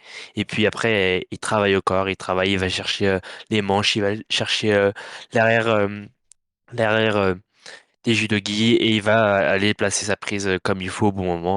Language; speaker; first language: French; native; French